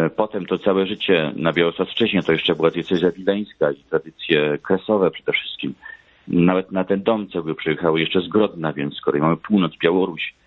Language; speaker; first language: Polish; native; Polish